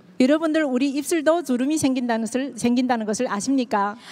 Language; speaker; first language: Korean; native; Korean